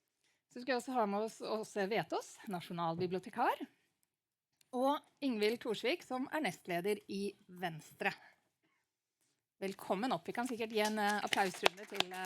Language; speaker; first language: Norwegian; native; Norwegian